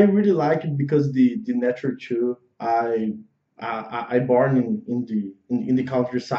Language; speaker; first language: English; non-native, learner; Portuguese